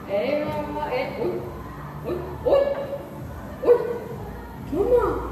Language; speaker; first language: Swedish; early bilingual, other home language; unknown